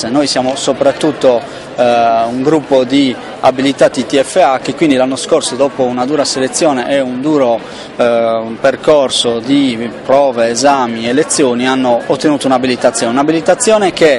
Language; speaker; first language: Italian; native; Italian